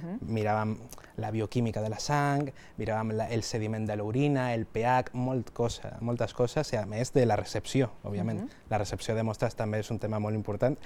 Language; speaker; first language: Catalan; non-native, local second language; Spanish